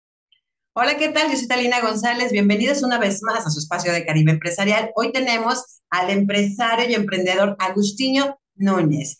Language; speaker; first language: Spanish; native; Spanish